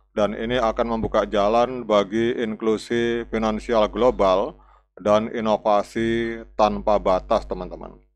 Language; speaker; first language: Indonesian; native; Indonesian